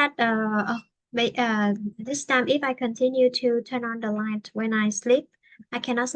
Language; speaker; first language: English; non-native, fluent; Vietnamese